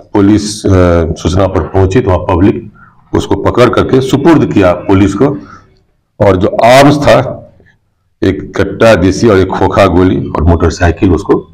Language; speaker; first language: Hindi; native; Hindi